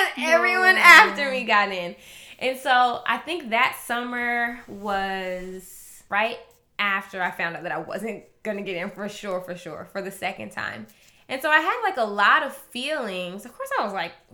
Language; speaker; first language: English; native; English